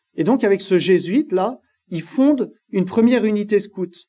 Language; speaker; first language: French; native; French